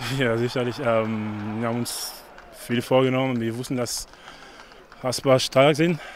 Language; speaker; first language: German; non-native, fluent; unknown